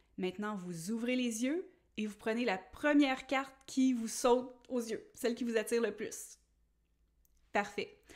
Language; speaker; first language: French; native; French